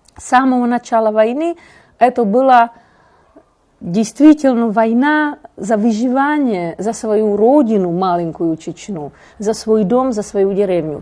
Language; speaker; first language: Russian; non-native, fluent; Czech